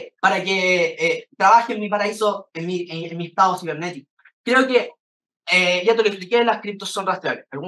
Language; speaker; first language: Spanish; native; Spanish